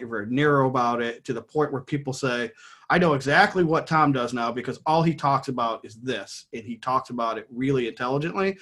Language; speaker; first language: English; native; English